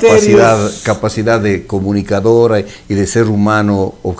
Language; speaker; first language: Spanish; native; Spanish